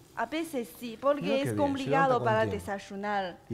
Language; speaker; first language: Spanish; non-native, learner; Chinese